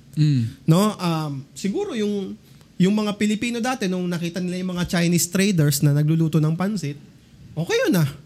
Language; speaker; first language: Filipino; native; Filipino